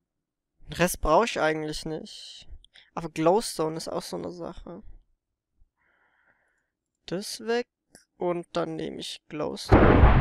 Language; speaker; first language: German; native; German